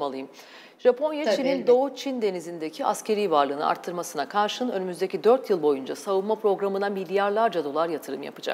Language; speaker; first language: Turkish; native; Turkish